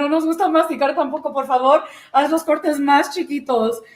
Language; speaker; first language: Spanish; early bilingual, other home language; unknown